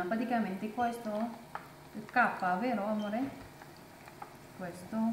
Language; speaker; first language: Italian; non-native, learner; Indonesian